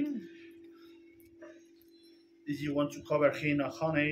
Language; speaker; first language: English; non-native, learner; Spanish